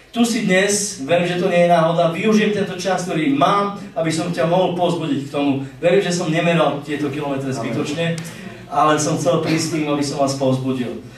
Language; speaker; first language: Slovak; native; Slovak